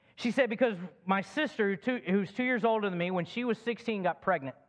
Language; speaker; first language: English; native; English